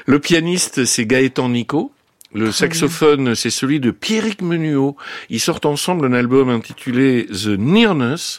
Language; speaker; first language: French; native; French